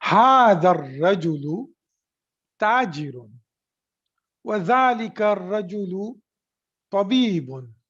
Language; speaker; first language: Arabic; non-native, fluent; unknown